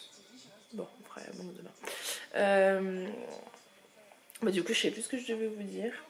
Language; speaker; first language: French; native; French